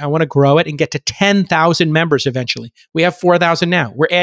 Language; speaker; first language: English; native; English